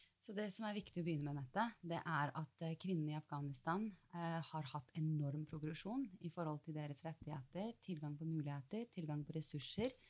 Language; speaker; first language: Norwegian; early bilingual, other home language; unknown